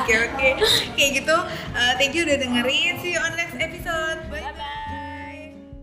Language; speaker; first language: Indonesian; native; Indonesian